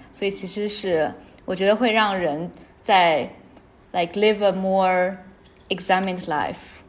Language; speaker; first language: Chinese; native; Chinese